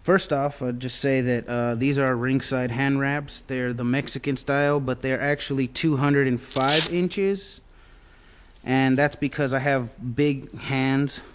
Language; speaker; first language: English; native; English